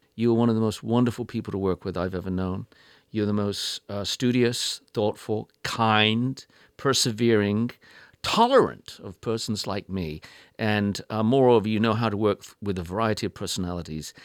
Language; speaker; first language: English; native; English